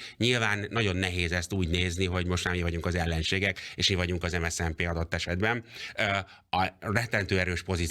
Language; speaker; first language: Hungarian; native; Hungarian